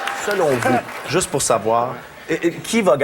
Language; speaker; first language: French; native; French